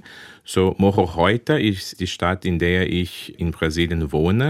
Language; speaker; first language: German; early bilingual, heritage; German